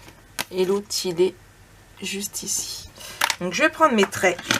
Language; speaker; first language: French; native; French